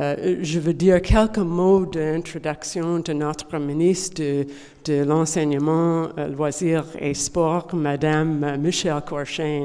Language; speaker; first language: French; non-native, learner; English